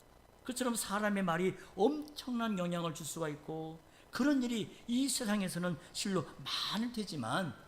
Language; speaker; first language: Korean; native; Korean